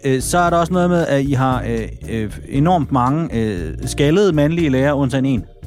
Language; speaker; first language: Danish; native; Danish